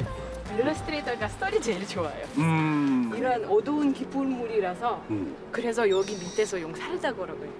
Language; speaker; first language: Korean; non-native, fluent; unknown